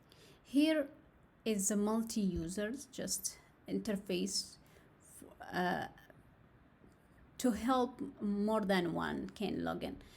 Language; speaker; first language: English; non-native, learner; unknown